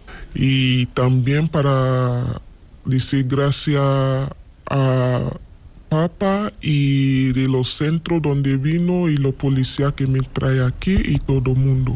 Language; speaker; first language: Spanish; non-native, learner; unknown